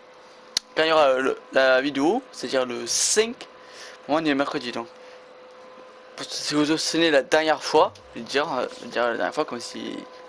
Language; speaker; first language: French; native; French